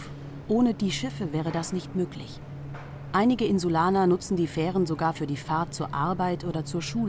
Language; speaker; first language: German; native; German